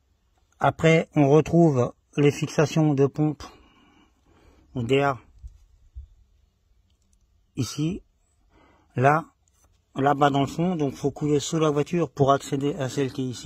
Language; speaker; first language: French; native; French